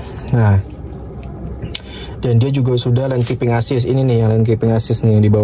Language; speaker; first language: Indonesian; native; Indonesian